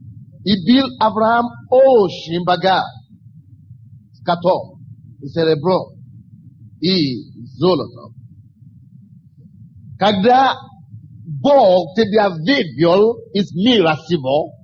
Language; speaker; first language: Russian; non-native, fluent; Yoruba